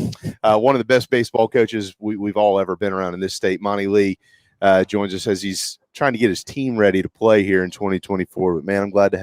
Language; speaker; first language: English; native; English